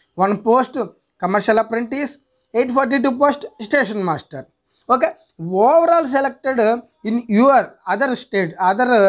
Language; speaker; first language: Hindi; non-native, local second language; Telugu